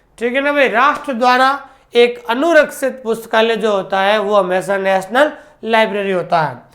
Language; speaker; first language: Hindi; native; Hindi